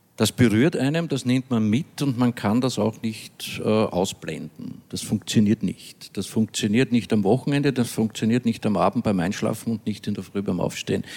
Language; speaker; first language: German; native; German